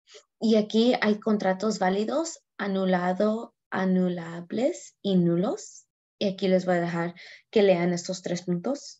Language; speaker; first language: Spanish; early bilingual, heritage; Spanish